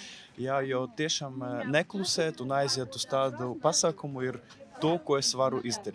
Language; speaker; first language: Latvian; non-native, local second language; Russian